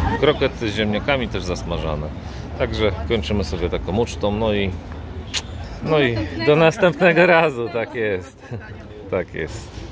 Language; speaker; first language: Polish; native; Polish